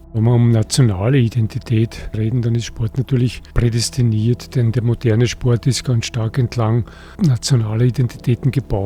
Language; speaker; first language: German; native; German